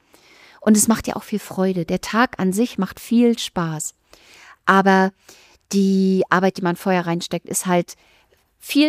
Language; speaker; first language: German; native; German